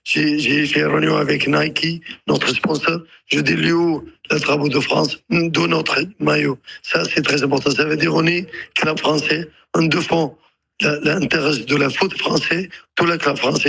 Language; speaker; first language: French; non-native, learner; Arabic